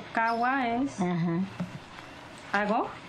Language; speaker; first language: Spanish; non-native, fluent; French